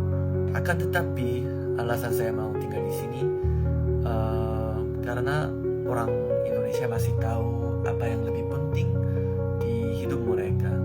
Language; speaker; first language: Indonesian; non-native, learner; Korean